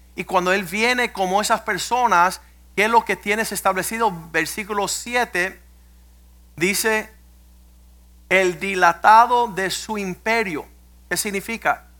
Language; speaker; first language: Spanish; early bilingual, heritage; Spanish